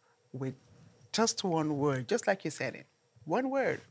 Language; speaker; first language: English; non-native, local second language; Igbo